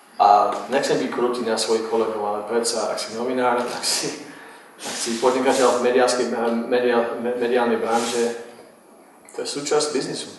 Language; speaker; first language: Slovak; non-native, fluent; English